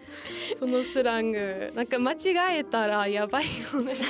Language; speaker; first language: Japanese; non-native, fluent; English